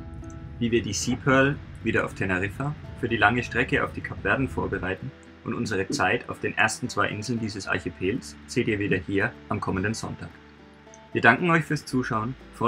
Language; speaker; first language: German; native; German